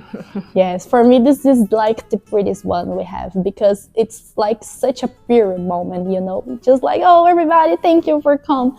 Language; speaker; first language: English; non-native, fluent; Portuguese